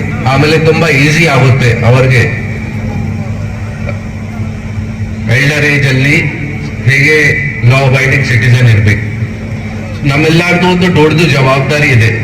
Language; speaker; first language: Kannada; non-native, local second language; Hindi